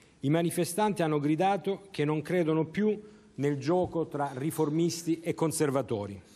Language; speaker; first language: Italian; native; Italian